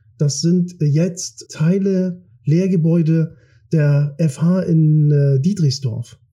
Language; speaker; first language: German; early bilingual, other home language; Turkish